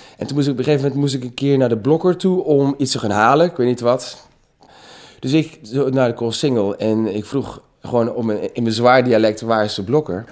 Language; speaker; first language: Dutch; native; Dutch